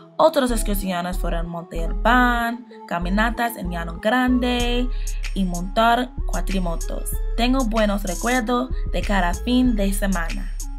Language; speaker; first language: Spanish; non-native, learner; English